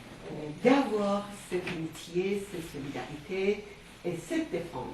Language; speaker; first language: French; non-native, fluent; Persian